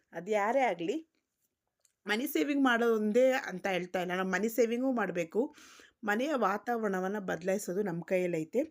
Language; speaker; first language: Kannada; non-native, local second language; Tamil